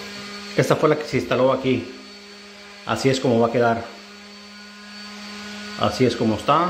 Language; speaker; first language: Spanish; native; Spanish